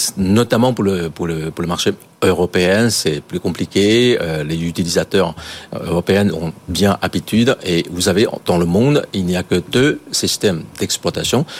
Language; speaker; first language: French; non-native, fluent; Chinese